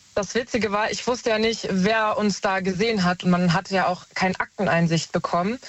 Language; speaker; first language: German; native; German